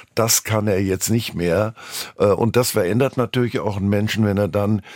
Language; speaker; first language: German; native; German